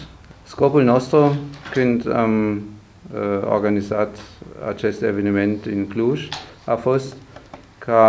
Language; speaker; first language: Romanian; non-native, learner; German